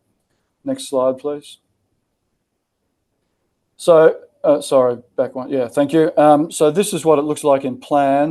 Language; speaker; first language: English; native; English